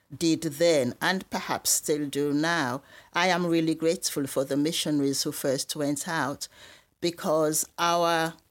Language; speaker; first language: English; non-native, local second language; Krio